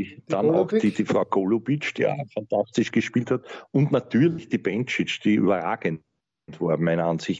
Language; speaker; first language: German; native; German